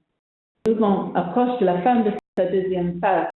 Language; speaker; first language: French; non-native, fluent; English